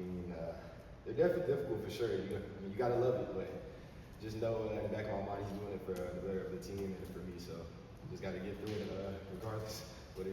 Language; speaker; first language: English; native; English